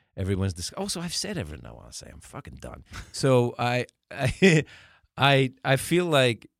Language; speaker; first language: English; native; English